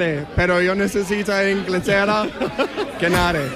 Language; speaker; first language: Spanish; non-native, learner; English